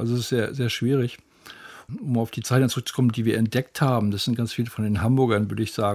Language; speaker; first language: German; native; German